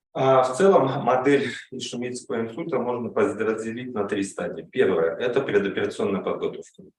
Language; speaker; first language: Russian; native; Russian